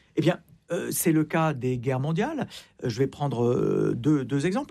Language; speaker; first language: French; native; French